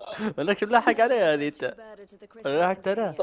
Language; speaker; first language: Arabic; native; Arabic